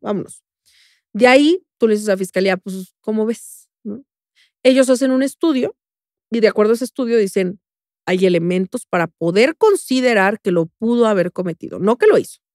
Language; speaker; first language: Spanish; native; Spanish